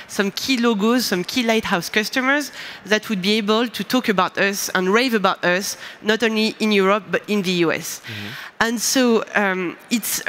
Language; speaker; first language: English; non-native, fluent; French